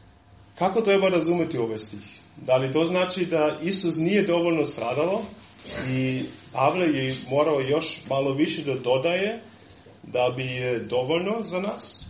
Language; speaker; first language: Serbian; non-native, fluent; German